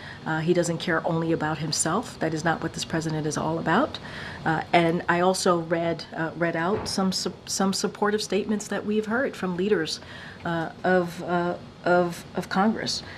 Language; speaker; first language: English; native; English